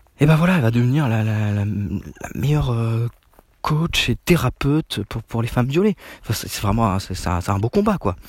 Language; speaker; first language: French; native; French